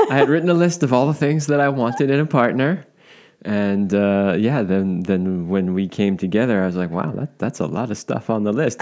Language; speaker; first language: English; native; English